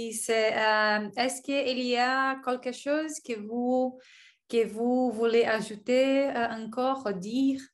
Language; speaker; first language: French; non-native, learner; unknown